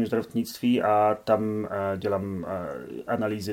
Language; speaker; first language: Czech; non-native, learner; Polish